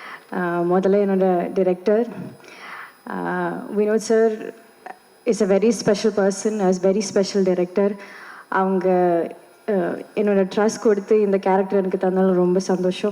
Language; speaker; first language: Tamil; non-native, learner; Malayalam